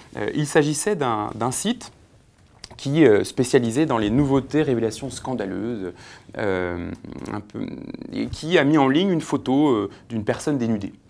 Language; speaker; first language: French; native; French